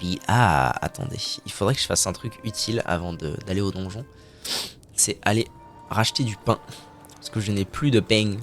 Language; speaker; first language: French; native; French